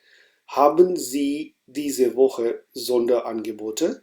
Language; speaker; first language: German; non-native, fluent; Urdu